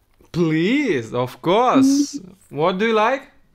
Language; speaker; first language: English; non-native, learner; Russian